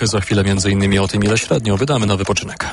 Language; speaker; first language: Polish; native; Polish